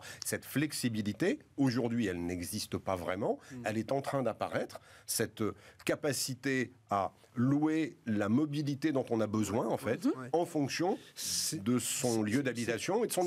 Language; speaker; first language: French; native; French